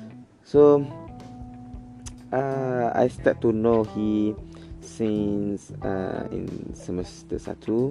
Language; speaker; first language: English; non-native, learner; Malay